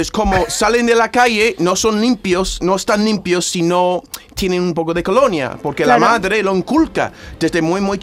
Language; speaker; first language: Spanish; non-native, learner; English